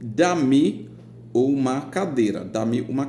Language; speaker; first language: Portuguese; non-native, fluent; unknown